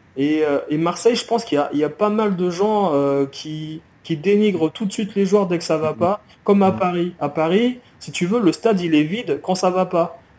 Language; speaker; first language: French; native; French